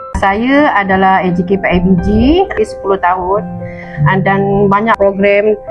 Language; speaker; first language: Malay; native; Malay